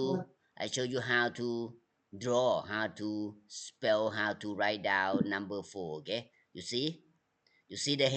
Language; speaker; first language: English; non-native, learner; Thai